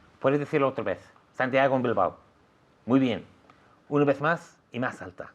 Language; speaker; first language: Spanish; non-native, fluent; English